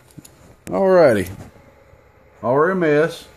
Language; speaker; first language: English; native; English